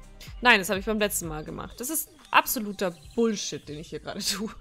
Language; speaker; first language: German; native; German